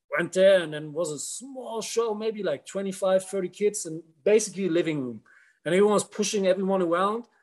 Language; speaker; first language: English; non-native, fluent; Dutch